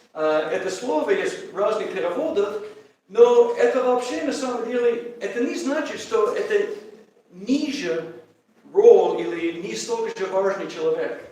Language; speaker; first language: Russian; non-native, learner; English